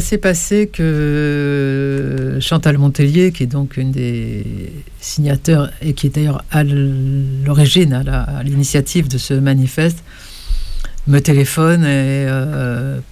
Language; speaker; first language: French; native; French